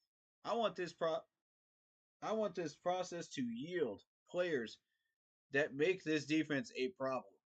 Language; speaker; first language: English; native; English